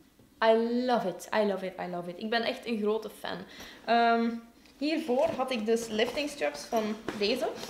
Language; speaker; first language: Dutch; native; Dutch